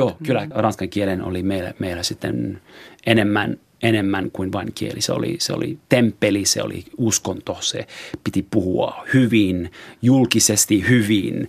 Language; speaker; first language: Finnish; non-native, fluent; French